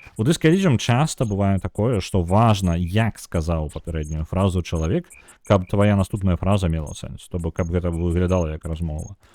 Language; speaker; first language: Belarusian; non-native, local second language; Russian